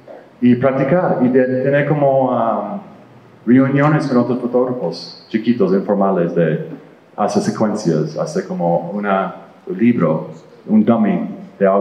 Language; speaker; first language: Spanish; non-native, fluent; English